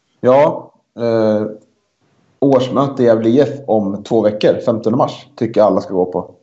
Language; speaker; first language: Swedish; native; Swedish